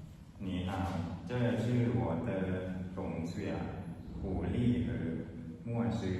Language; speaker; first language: Chinese; non-native, learner; Thai